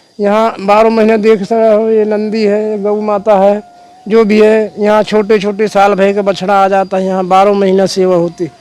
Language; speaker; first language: Hindi; native; Hindi